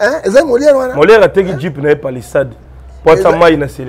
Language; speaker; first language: French; non-native, local second language; Lingala